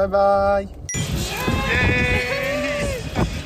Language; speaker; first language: Japanese; non-native, learner; English